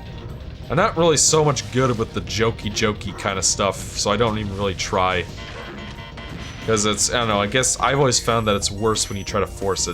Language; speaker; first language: English; native; English